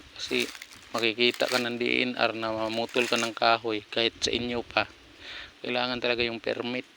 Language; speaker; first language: Filipino; non-native, local second language; Cebuano